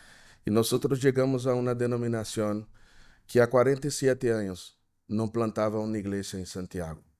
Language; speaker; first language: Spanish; non-native, fluent; Portuguese